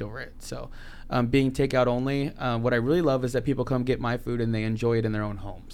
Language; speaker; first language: English; native; English